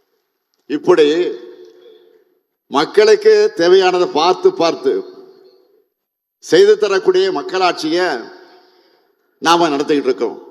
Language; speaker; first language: Tamil; native; Tamil